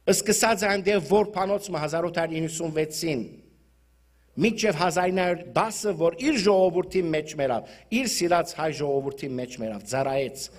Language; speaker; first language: Armenian; early bilingual, heritage; Armenian